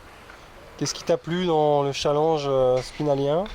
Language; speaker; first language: French; native; French